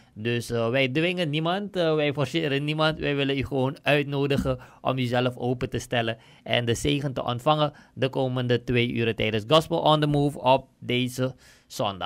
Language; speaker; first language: Dutch; native; Dutch